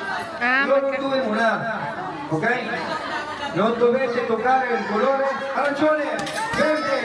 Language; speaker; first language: Italian; non-native, fluent; Filipino